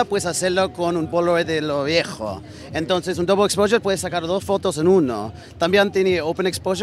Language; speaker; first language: Spanish; early bilingual, heritage; English